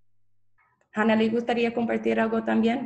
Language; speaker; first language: Spanish; non-native, fluent; English